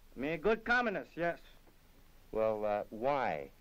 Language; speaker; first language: English; native; English